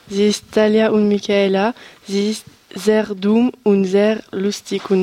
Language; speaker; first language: German; non-native, learner; French